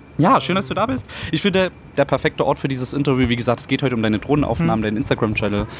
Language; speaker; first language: German; native; German